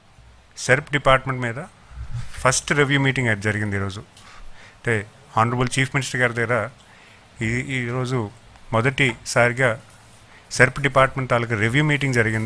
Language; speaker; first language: Telugu; native; Telugu